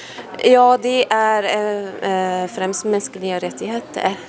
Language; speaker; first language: Swedish; non-native, fluent; Persian